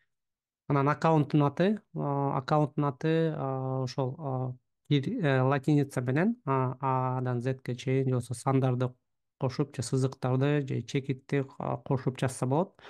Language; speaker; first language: Kyrgyz; native; Kyrgyz